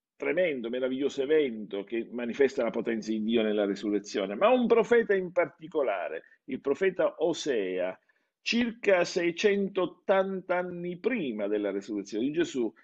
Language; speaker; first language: Italian; native; Italian